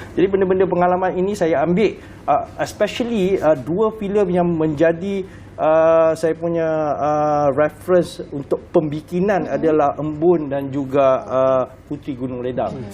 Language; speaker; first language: Malay; native; Malay